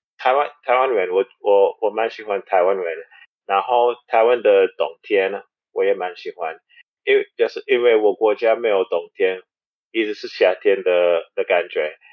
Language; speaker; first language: Chinese; non-native, learner; English